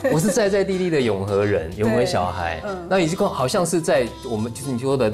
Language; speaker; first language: Chinese; native; Chinese